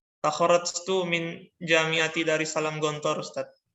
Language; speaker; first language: Arabic; non-native, fluent; Indonesian